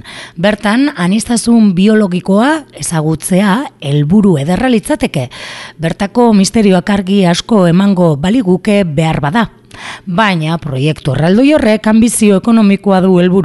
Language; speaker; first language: Basque; native; Basque